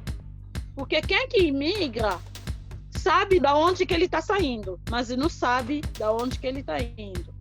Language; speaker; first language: Portuguese; non-native, fluent; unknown